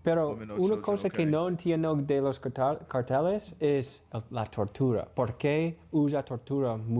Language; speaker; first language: Spanish; non-native, learner; English